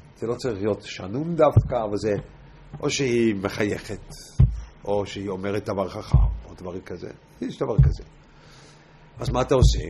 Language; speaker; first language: Hebrew; non-native, fluent; English